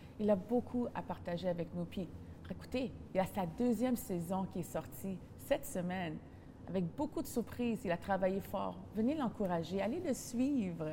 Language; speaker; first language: French; native; French